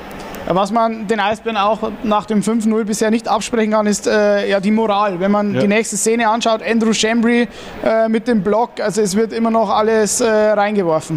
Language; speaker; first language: German; native; German